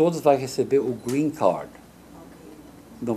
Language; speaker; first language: Portuguese; non-native, fluent; English